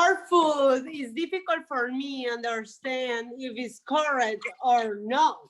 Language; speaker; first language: English; non-native, learner; Spanish